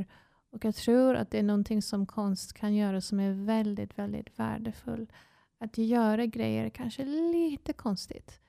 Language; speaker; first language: Swedish; non-native, fluent; English